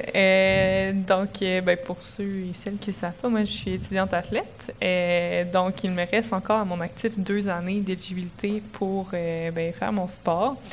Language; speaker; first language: French; native; French